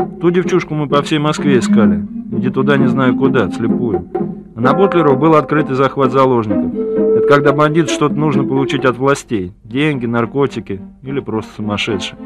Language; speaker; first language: Russian; native; Russian